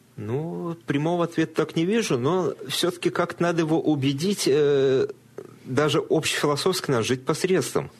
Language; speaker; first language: Russian; native; Russian